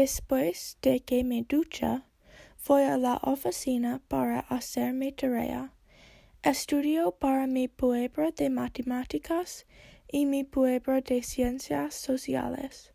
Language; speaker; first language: Spanish; non-native, learner; English